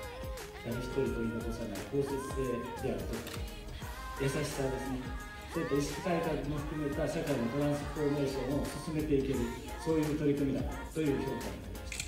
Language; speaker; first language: Japanese; native; Japanese